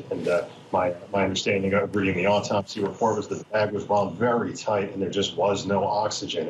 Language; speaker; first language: English; native; English